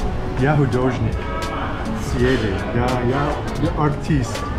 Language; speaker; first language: Russian; non-native, learner; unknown